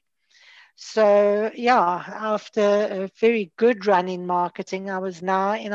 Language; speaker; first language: English; native; English